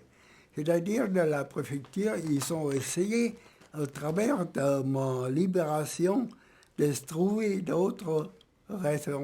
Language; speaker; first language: French; early bilingual, other home language; German